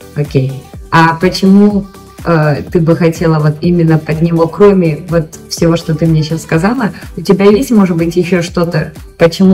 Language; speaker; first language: Russian; native; Russian